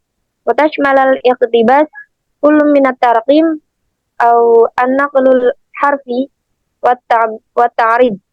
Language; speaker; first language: Arabic; non-native, learner; Indonesian